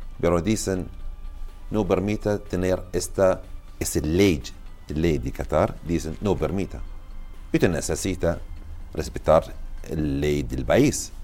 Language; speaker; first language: Spanish; non-native, learner; Arabic